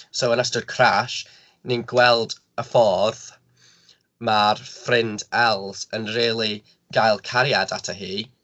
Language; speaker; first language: Welsh; non-native, local second language; English